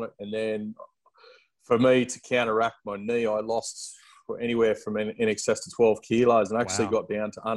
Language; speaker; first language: English; native; English